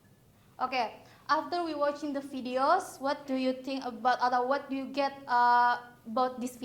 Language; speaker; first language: English; non-native, learner; Indonesian